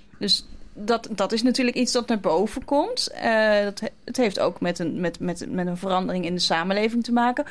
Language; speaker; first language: Dutch; native; Dutch